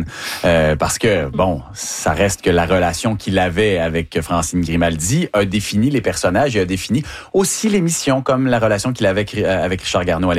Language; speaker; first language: French; native; French